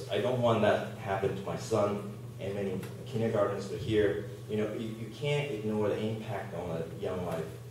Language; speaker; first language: English; non-native, learner; Chinese